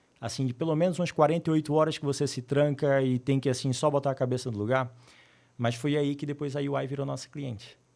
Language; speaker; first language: Portuguese; native; Portuguese